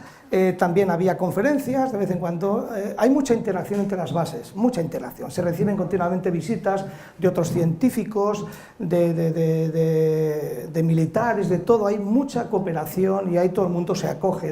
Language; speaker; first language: Spanish; native; Spanish